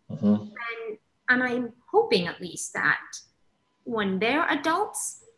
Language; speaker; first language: English; non-native, local second language; Somali